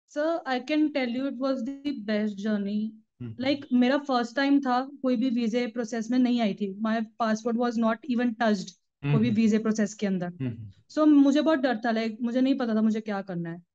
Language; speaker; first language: Hindi; native; Hindi